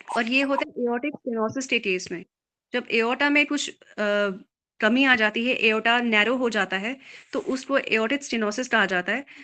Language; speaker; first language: Hindi; native; Hindi